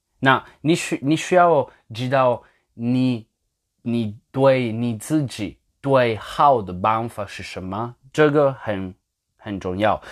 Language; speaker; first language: Chinese; non-native, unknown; French